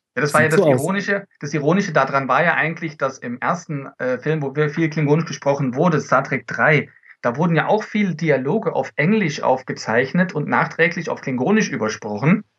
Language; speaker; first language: German; early bilingual, other home language; Dutch